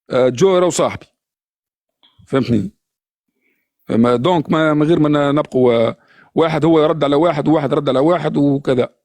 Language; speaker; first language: Arabic; native; Arabic